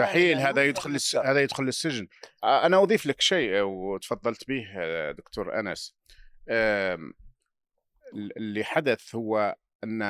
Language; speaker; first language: Arabic; native; Arabic